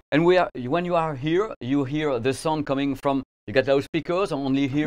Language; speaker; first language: English; non-native, fluent; French